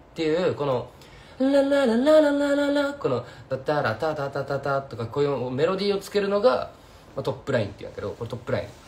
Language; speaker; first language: Japanese; native; Japanese